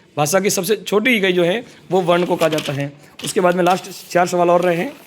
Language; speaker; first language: Hindi; native; Hindi